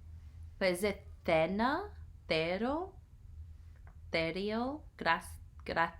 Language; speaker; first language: Spanish; non-native, learner; English